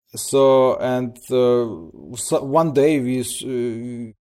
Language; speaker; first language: English; early bilingual, other home language; Russian